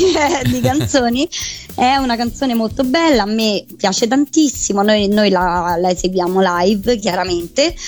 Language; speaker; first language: Italian; native; Italian